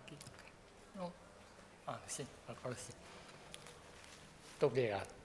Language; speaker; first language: Portuguese; non-native, fluent; Chinese